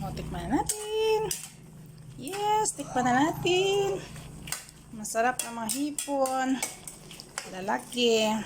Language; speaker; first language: Filipino; non-native, local second language; Cebuano